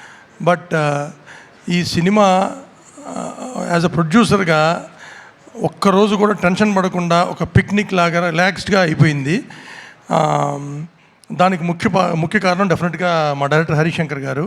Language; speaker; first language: Telugu; native; Telugu